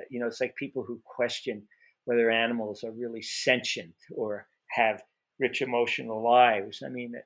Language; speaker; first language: English; native; English